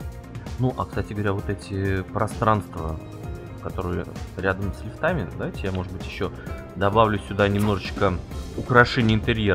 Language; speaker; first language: Russian; native; Russian